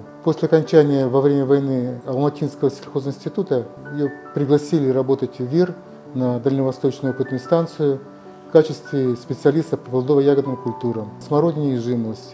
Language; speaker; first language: Russian; native; Russian